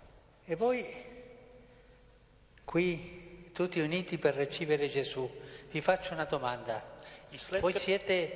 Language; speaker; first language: Italian; non-native, fluent; Spanish